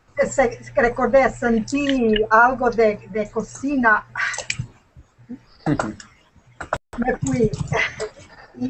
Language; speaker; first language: Spanish; non-native, fluent; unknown